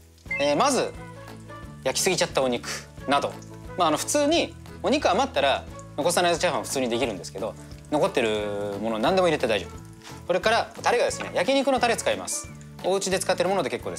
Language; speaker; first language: Japanese; native; Japanese